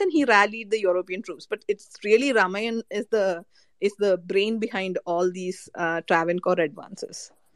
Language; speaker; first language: English; non-native, local second language; Malayalam